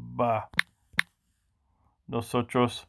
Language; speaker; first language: Spanish; non-native, learner; English